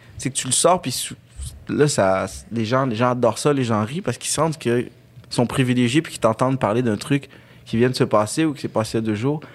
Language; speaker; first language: French; early bilingual, other home language; Arabic